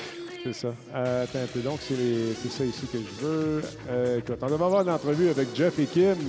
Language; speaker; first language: French; native; French